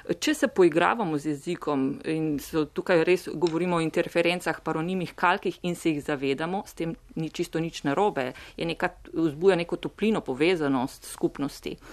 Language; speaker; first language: Slovenian; native; Slovenian